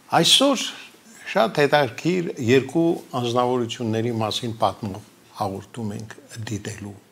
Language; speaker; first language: Armenian; native; Armenian